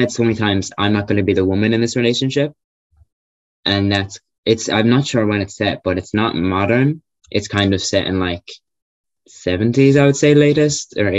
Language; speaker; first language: English; native; English